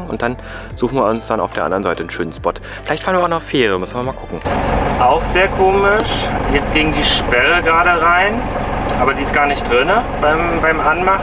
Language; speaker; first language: German; native; German